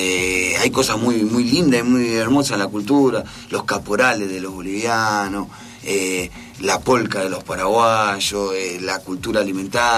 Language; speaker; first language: Spanish; native; Spanish